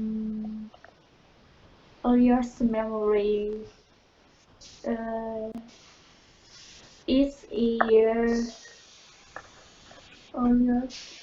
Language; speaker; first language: English; non-native, learner; Vietnamese